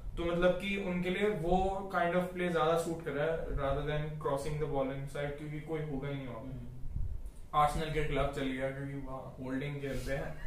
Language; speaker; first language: Hindi; native; Hindi